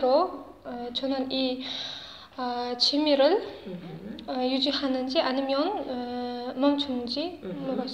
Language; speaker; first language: Korean; non-native, learner; Uzbek